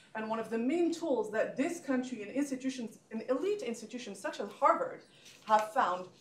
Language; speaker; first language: English; non-native, fluent; French